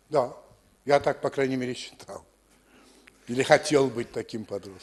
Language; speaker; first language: Russian; early bilingual, heritage; French